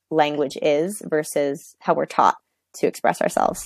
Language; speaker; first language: English; native; English